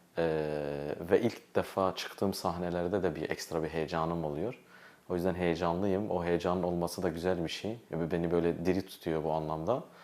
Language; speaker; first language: Turkish; non-native, local second language; Kurdish